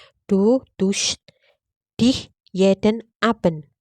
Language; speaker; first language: German; non-native, learner; Indonesian